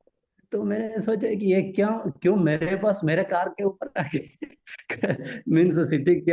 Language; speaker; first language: Hindi; non-native, local second language; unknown